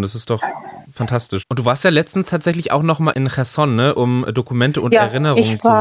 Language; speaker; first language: German; native; German